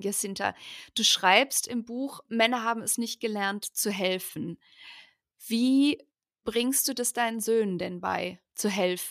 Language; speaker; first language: German; native; German